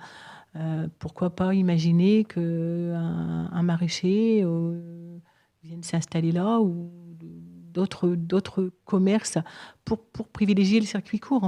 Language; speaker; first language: French; native; French